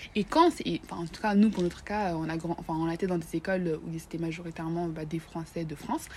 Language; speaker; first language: French; native; French